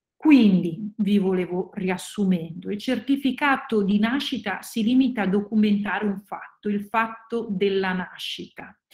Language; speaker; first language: Italian; native; Italian